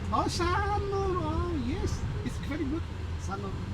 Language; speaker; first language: English; non-native, learner; Indonesian